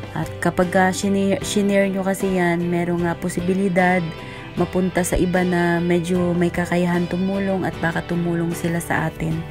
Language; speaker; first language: Filipino; non-native, local second language; Hiligaynon